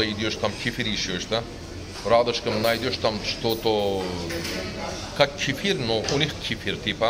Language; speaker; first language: Russian; non-native, learner; Turkish